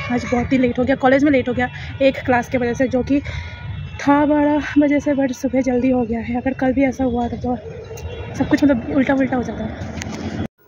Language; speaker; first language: Hindi; non-native, local second language; Bangla